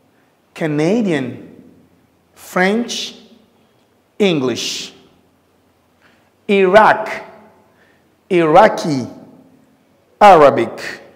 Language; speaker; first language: English; non-native, fluent; Lingala